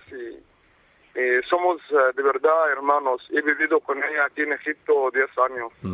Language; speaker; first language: Spanish; non-native, learner; Arabic